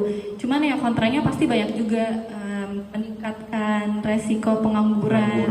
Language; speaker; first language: Indonesian; native; Indonesian